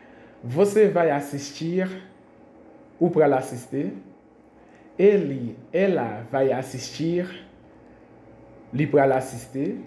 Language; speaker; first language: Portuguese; non-native, fluent; Haitian Creole